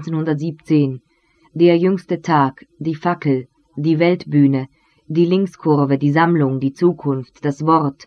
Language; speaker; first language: German; native; German